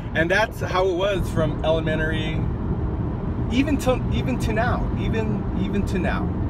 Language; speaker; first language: English; native; English